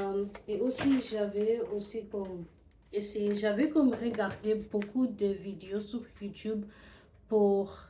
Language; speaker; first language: French; non-native, learner; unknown